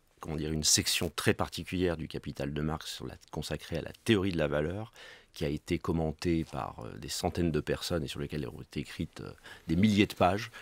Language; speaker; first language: French; native; French